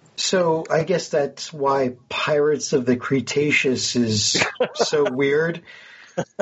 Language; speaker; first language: English; native; English